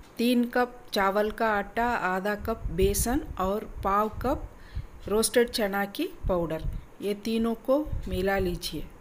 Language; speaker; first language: Hindi; non-native, local second language; Tamil